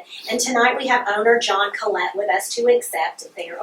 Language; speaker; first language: English; native; English